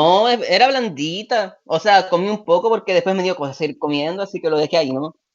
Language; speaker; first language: Spanish; native; Spanish